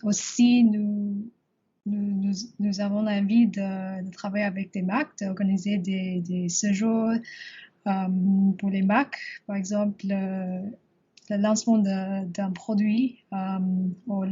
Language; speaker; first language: French; non-native, learner; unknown